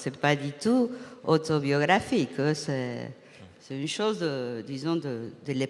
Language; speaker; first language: French; non-native, fluent; Spanish